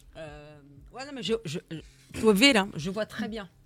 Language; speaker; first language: Portuguese; early bilingual, heritage; Portuguese